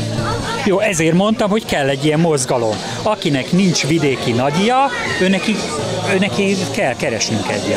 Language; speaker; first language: Hungarian; native; Hungarian